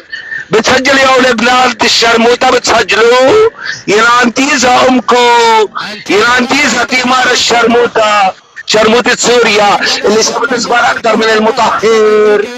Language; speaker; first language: Arabic; native; Arabic